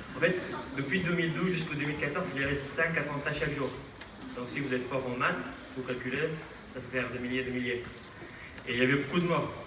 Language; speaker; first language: French; non-native, fluent; Aramaic